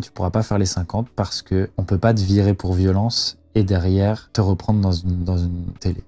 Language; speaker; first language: French; native; French